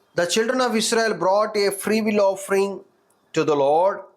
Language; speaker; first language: English; non-native, local second language; Telugu